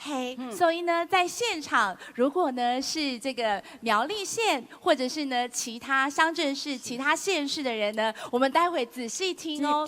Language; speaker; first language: Chinese; native; Chinese